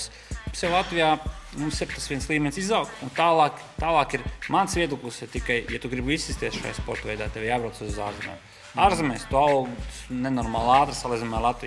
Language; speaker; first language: Latvian; native; Latvian